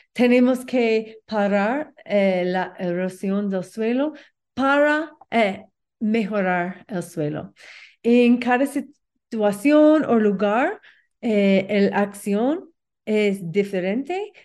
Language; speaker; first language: Spanish; non-native, learner; English